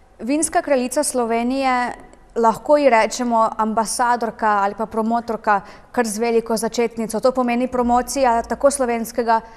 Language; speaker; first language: Slovenian; native; Slovenian